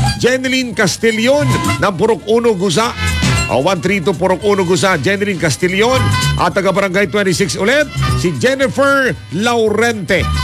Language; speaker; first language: Filipino; non-native, local second language; Cebuano